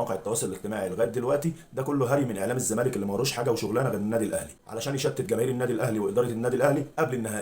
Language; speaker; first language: Arabic; native; Arabic